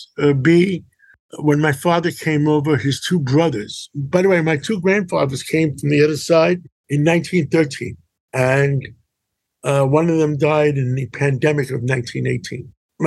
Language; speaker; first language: English; early bilingual, other home language; Greek